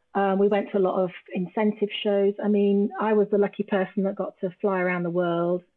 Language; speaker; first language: English; native; English